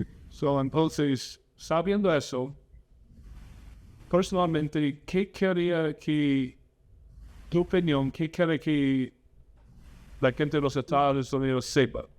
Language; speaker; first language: Spanish; non-native, fluent; English